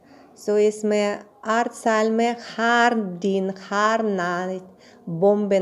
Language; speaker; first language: Hindi; non-native, learner; Russian